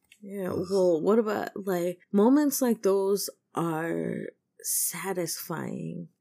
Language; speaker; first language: English; native; English